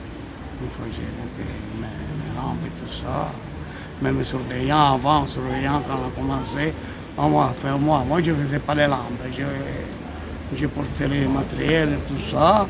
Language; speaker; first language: French; non-native, learner; Italian